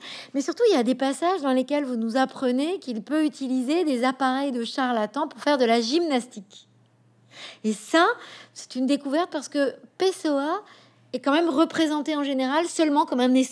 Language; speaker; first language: French; native; French